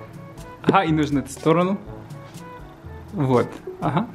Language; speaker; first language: Russian; native; Russian